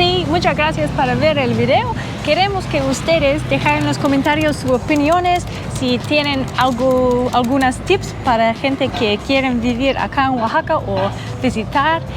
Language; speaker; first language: Spanish; non-native, learner; English